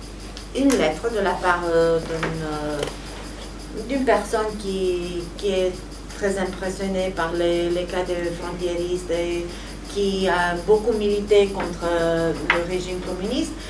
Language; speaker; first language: French; non-native, fluent; Romanian